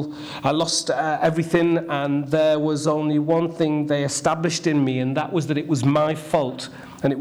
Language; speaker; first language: English; native; English